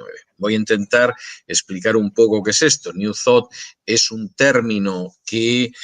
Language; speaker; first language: Spanish; native; Spanish